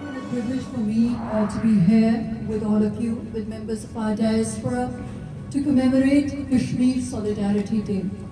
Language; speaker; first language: English; non-native, local second language; Urdu